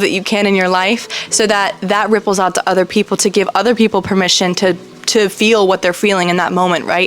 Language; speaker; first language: English; native; English